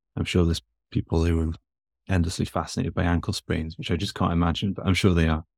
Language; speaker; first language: English; native; English